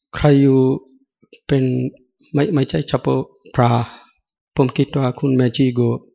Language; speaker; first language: Thai; non-native, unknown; Sinhala